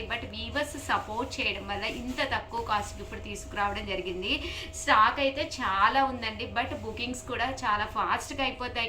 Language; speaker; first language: Telugu; native; Telugu